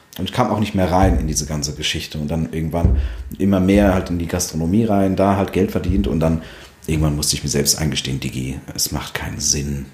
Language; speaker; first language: German; early bilingual, other home language; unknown